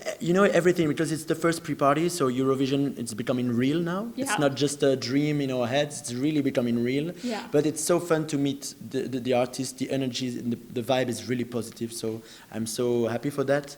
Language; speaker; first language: English; non-native, fluent; French